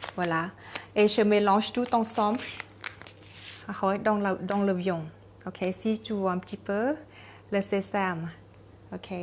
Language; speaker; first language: French; non-native, learner; Thai